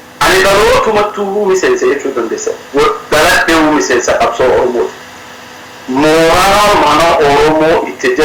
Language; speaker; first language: Oromo; early bilingual, heritage; Somali